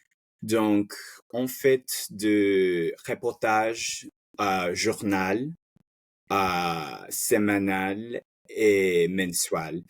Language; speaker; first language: French; non-native, fluent; Spanish